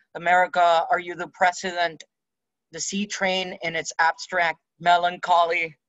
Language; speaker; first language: English; non-native, local second language; Spanish